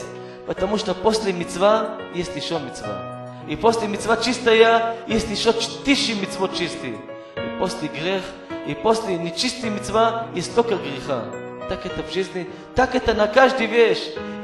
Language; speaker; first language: Russian; non-native, learner; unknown